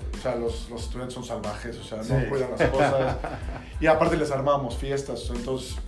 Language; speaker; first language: Spanish; native; Spanish